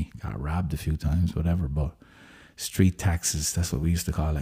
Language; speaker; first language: English; native; English